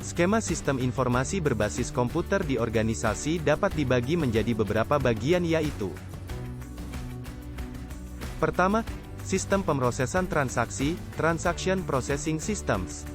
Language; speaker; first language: Indonesian; native; Indonesian